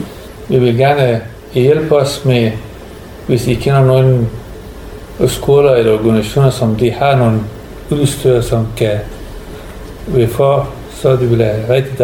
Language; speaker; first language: Danish; non-native, learner; Persian